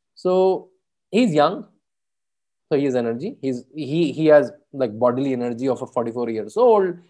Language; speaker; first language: English; non-native, local second language; Hindi